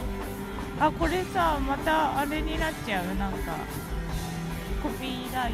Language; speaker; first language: Japanese; native; Japanese